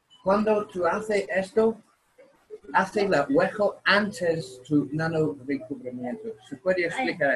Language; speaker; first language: Spanish; non-native, learner; English